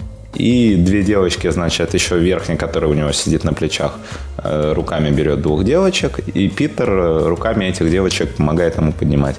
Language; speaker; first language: Russian; native; Russian